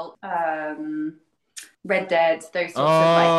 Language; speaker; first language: English; native; English